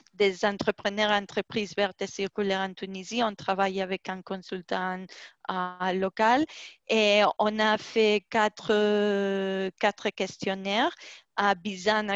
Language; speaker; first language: French; non-native, fluent; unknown